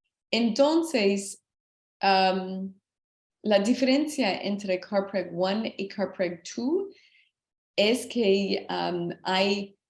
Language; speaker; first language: Spanish; non-native, learner; English